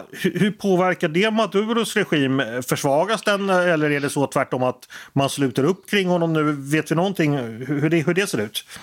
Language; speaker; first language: Swedish; native; Swedish